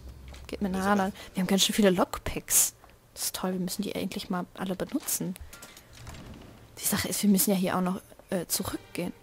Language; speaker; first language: German; native; German